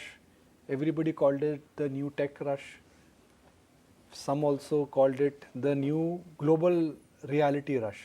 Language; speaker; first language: English; non-native, local second language; Hindi